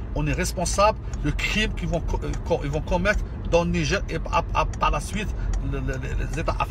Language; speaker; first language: French; non-native, local second language; Arabic